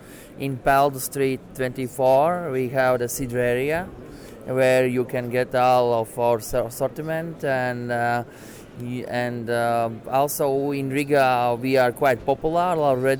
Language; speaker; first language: English; non-native, learner; Latvian